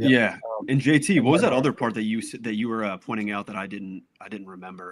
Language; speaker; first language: English; native; English